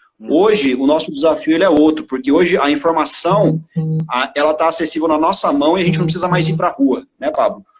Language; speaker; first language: Portuguese; native; Portuguese